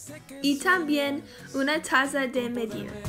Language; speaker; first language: Spanish; non-native, learner; English